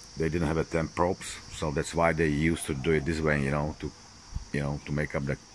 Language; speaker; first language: English; non-native, fluent; Czech